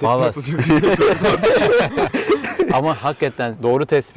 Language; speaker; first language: Turkish; native; Turkish